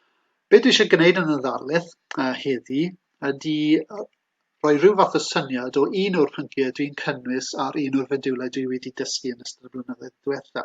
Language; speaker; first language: Welsh; native; Welsh